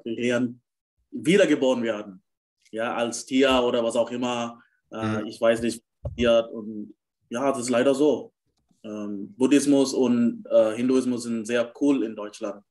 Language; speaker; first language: German; non-native, fluent; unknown